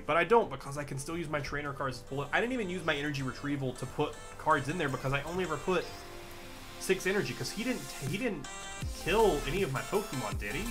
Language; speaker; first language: English; native; English